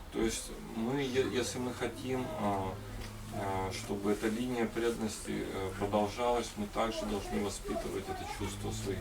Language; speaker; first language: Russian; native; Russian